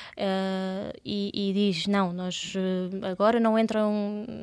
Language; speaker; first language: Portuguese; early bilingual, other home language; Russian